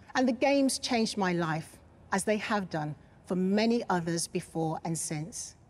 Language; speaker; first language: English; native; English